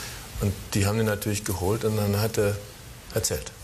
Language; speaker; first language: German; native; German